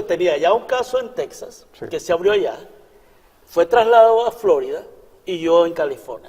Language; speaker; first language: Spanish; native; Spanish